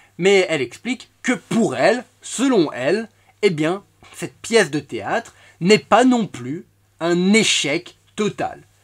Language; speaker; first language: French; native; French